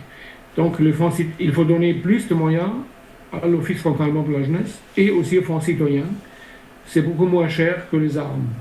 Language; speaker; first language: French; non-native, fluent; German